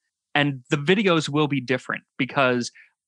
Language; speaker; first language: English; native; English